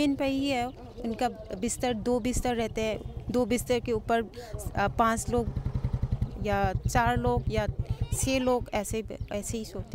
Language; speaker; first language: Hindi; non-native, local second language; Manipuri